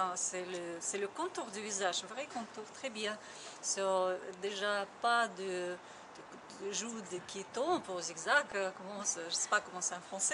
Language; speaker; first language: French; non-native, learner; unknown